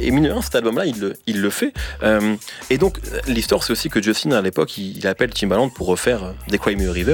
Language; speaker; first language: French; native; French